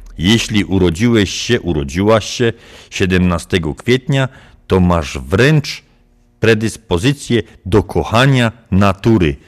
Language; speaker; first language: Polish; native; Polish